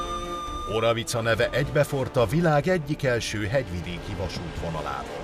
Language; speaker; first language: Hungarian; native; Hungarian